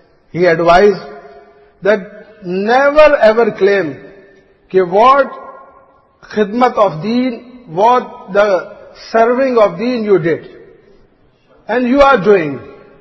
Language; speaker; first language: English; non-native, local second language; Urdu